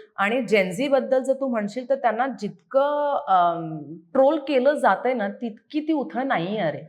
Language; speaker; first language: Marathi; native; Marathi